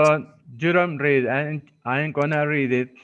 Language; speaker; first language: English; non-native, fluent; Spanish